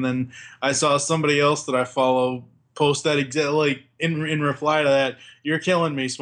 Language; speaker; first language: English; native; English